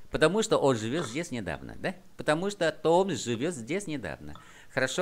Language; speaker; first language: Russian; non-native, fluent; Vietnamese